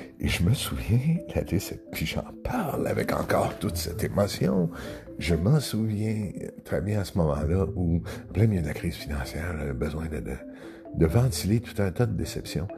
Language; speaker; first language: French; native; French